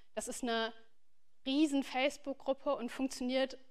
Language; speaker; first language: German; native; German